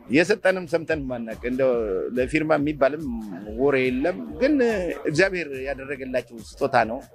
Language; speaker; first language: Amharic; native; Amharic